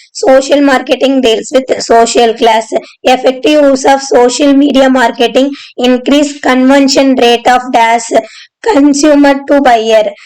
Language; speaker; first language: English; non-native, local second language; Tamil